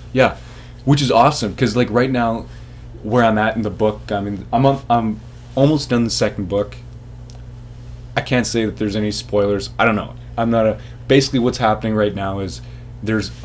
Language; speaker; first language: English; native; English